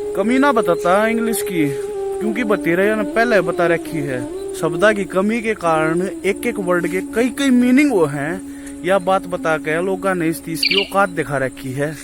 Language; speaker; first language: Hindi; native; Hindi